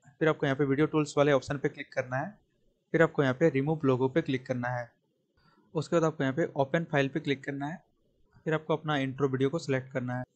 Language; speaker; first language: Hindi; native; Hindi